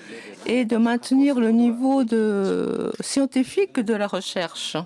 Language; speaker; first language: French; non-native, fluent; Japanese